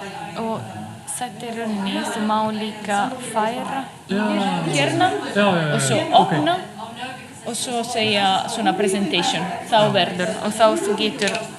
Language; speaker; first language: Icelandic; non-native, fluent; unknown